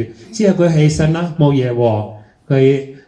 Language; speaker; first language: Cantonese; early bilingual, heritage; Cantonese